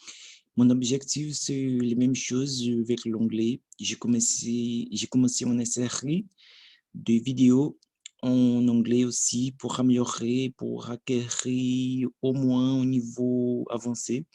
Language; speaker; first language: French; non-native, learner; Portuguese